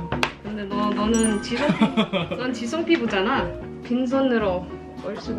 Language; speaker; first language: Korean; non-native, fluent; Indonesian